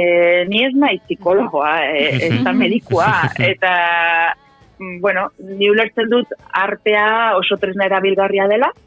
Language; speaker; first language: Basque; non-native, local second language; Spanish